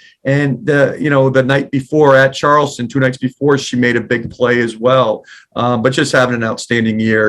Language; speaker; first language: English; native; English